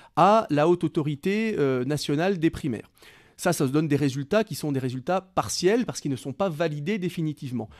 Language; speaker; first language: French; native; French